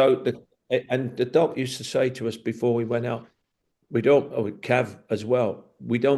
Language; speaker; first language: English; native; English